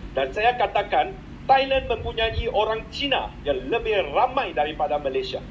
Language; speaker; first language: Malay; non-native, local second language; Chinese